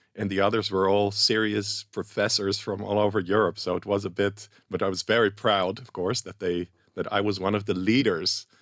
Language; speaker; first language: English; non-native, fluent; Dutch